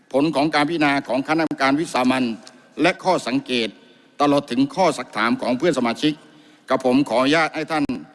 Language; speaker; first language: Thai; native; Thai